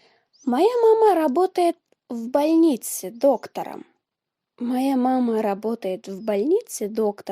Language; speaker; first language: Russian; non-native, fluent; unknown